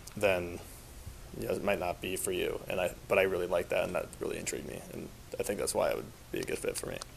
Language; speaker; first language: English; native; English